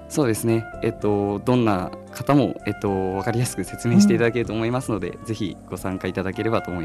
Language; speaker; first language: Japanese; native; Japanese